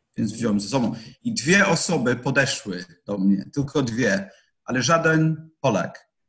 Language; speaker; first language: Polish; non-native, fluent; English